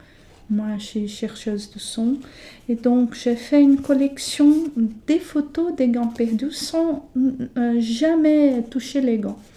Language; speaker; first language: French; non-native, fluent; Portuguese